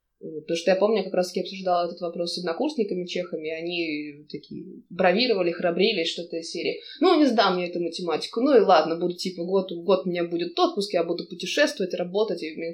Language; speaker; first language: Russian; native; Russian